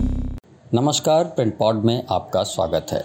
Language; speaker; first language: Hindi; native; Hindi